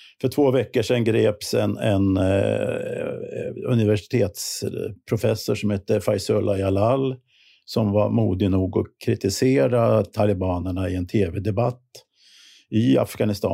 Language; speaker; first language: Swedish; native; Swedish